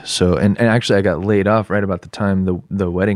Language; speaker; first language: English; native; English